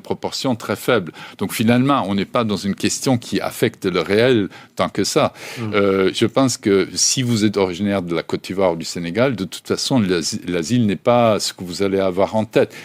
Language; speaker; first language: French; native; French